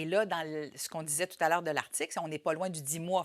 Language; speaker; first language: French; native; French